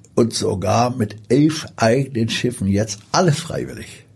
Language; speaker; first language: German; early bilingual, other home language; Polish